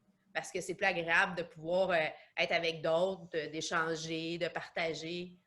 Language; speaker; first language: French; native; French